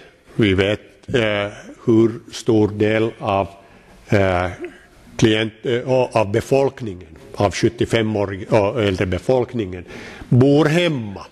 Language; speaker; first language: Swedish; non-native, local second language; Finnish